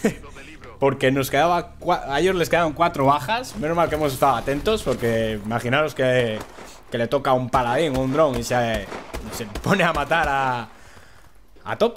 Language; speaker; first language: Spanish; native; Spanish